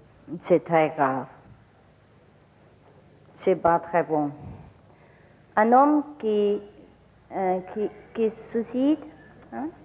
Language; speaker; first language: French; non-native, learner; Vietnamese